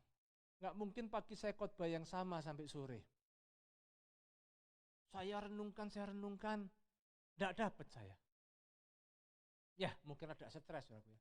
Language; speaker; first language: Indonesian; native; Indonesian